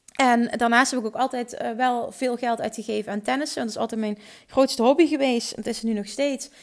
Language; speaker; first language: Dutch; native; Dutch